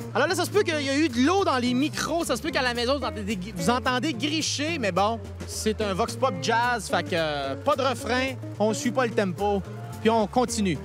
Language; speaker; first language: French; native; French